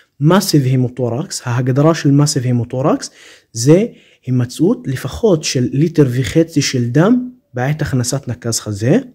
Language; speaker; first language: Hebrew; non-native, local second language; Arabic